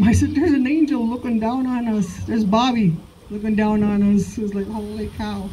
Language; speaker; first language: English; native; English